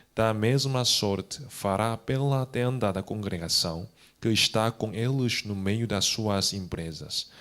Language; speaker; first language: Portuguese; non-native, fluent; Korean